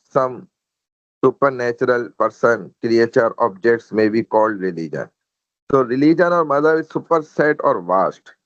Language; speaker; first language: English; non-native, local second language; Urdu